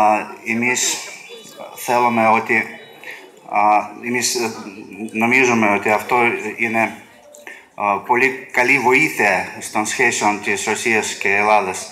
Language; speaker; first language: Greek; non-native, learner; Russian